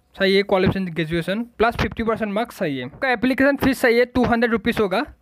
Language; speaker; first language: Hindi; non-native, local second language; Assamese